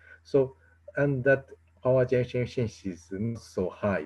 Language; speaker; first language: English; non-native, fluent; Japanese